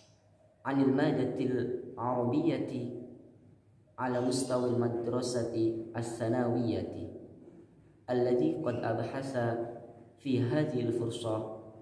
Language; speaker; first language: Arabic; non-native, learner; Indonesian